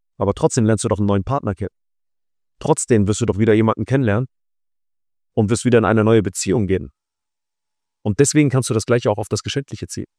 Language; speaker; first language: German; early bilingual, other home language; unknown